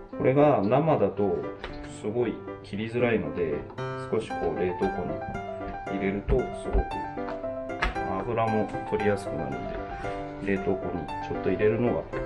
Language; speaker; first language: Japanese; native; Japanese